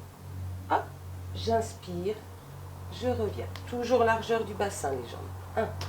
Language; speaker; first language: French; native; French